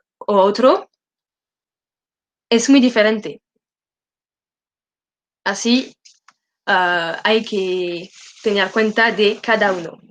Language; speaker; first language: Spanish; non-native, learner; French